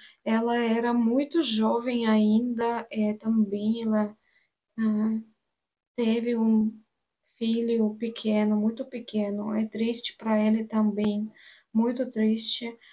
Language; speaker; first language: Portuguese; non-native, learner; Russian